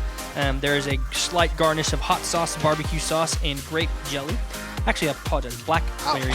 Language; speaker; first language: English; native; English